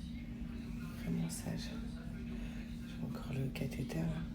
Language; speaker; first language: French; native; French